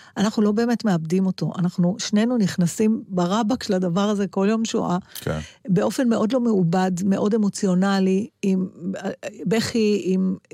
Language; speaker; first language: Hebrew; native; Hebrew